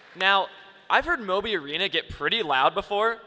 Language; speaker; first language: English; native; English